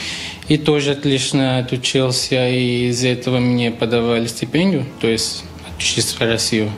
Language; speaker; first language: Russian; non-native, fluent; Portuguese